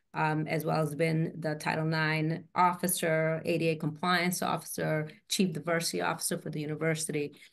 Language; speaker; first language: English; native; English